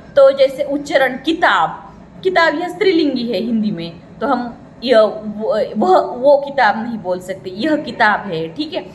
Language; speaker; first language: Hindi; non-native, local second language; Marathi